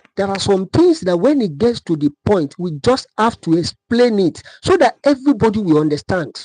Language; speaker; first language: English; non-native, local second language; Yoruba